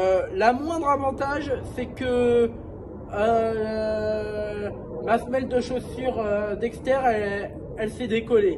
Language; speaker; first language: French; native; French